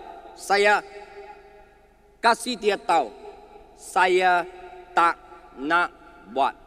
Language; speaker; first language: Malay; non-native, learner; Chinese